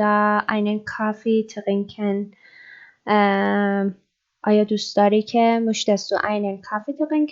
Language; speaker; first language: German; non-native, learner; Persian